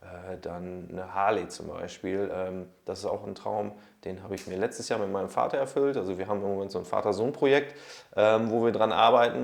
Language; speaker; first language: German; native; German